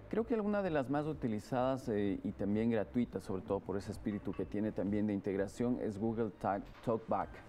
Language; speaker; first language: Spanish; native; Spanish